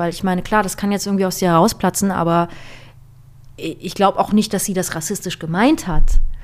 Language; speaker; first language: German; early bilingual, other home language; Persian